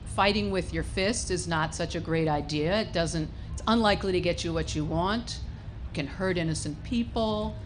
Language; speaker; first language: English; native; English